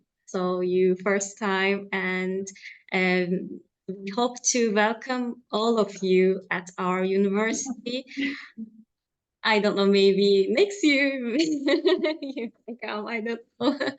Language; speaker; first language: English; non-native, fluent; Turkish